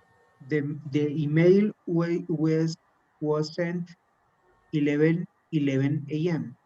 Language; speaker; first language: English; non-native, learner; Spanish